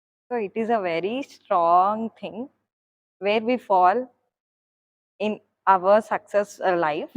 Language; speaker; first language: English; non-native, local second language; Telugu